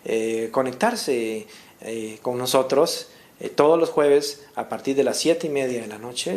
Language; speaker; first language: Spanish; native; Spanish